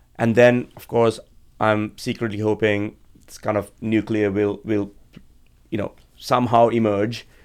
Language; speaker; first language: English; non-native, local second language; Sinhala